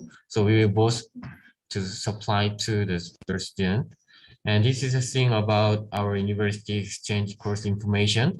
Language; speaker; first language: English; non-native, learner; Korean